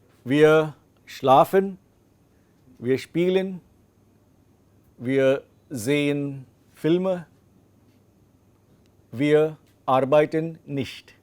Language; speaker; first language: German; non-native, fluent; English